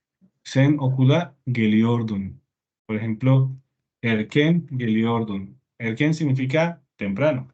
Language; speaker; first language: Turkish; non-native, learner; Spanish